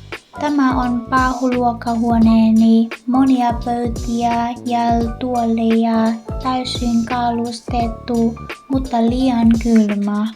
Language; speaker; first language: Finnish; non-native, learner; Vietnamese